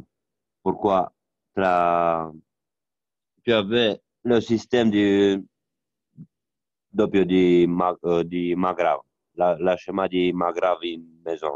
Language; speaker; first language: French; non-native, learner; Romanian